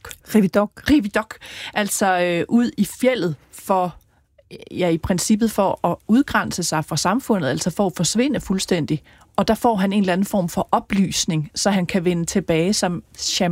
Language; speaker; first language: Danish; native; Danish